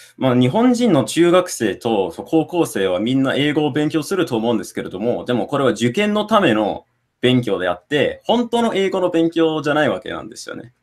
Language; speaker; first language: Japanese; non-native, fluent; English